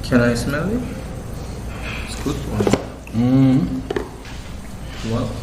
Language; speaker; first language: English; non-native, learner; Korean